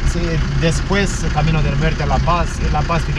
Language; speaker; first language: Spanish; non-native, learner; Romanian